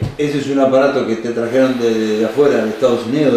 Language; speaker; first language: Spanish; native; Spanish